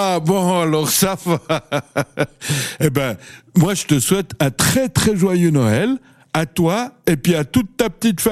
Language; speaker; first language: French; native; French